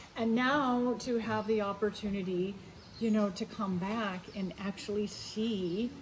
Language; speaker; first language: English; native; English